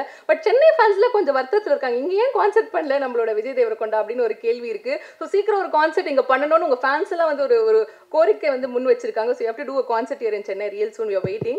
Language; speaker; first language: Tamil; native; Tamil